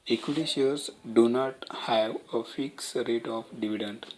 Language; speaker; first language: English; non-native, local second language; Marathi